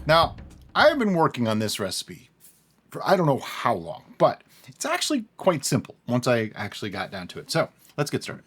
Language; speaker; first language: English; native; English